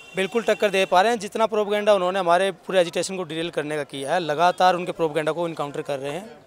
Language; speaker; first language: Hindi; native; Hindi